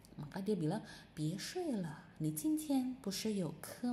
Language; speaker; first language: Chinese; non-native, fluent; Indonesian